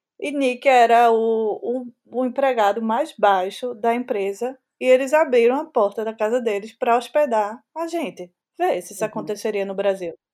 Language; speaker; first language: Portuguese; native; Portuguese